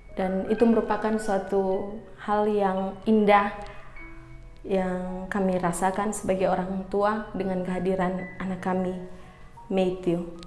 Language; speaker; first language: Indonesian; native; Indonesian